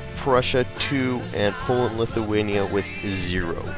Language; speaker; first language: English; native; English